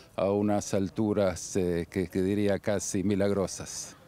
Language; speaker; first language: Spanish; native; Spanish